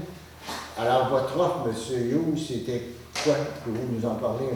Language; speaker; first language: French; native; French